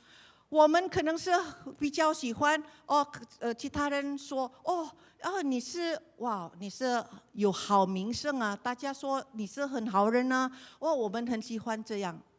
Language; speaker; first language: Chinese; non-native, learner; Indonesian